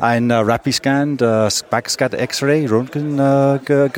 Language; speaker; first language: German; non-native, learner; English